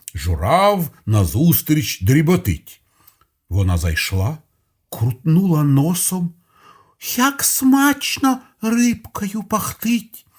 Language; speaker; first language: Ukrainian; non-native, local second language; Russian